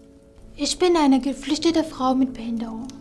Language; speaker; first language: German; non-native, fluent; Kurdish